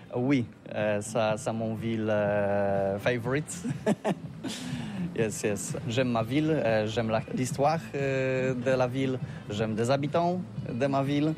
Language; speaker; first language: French; non-native, learner; Polish